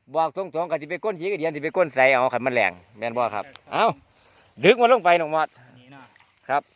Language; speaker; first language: Thai; native; Thai